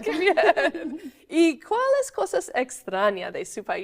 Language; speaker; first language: Spanish; non-native, fluent; English